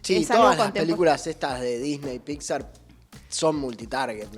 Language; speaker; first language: Spanish; native; Spanish